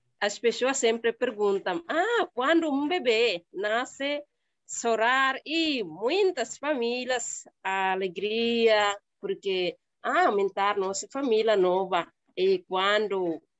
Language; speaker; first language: Portuguese; non-native, learner; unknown